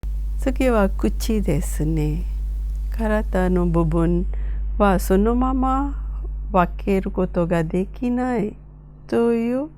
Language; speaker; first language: Japanese; non-native, fluent; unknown